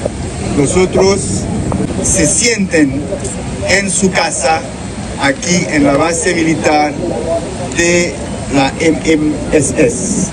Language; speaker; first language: Spanish; non-native, fluent; French